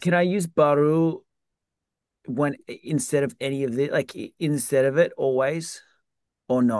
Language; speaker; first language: English; native; English